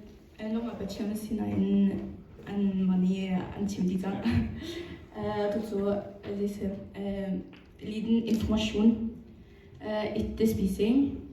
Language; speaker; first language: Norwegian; early bilingual, other home language; Hakha Chin